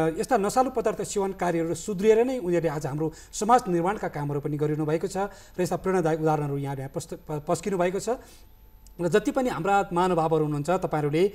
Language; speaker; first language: Nepali; native; Nepali